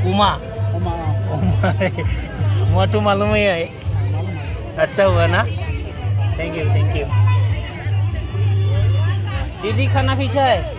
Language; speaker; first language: Hindi; non-native, local second language; Bodo